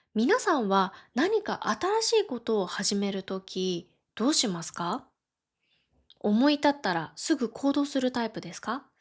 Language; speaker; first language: Japanese; native; Japanese